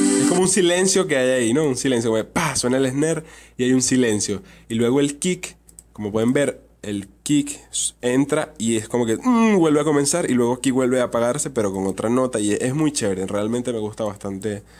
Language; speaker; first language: Spanish; native; Spanish